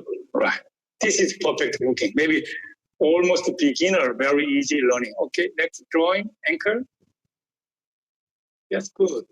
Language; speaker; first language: English; non-native, learner; Korean